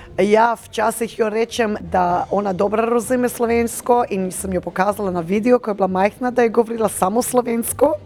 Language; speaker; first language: Slovenian; early bilingual, heritage; Slovenian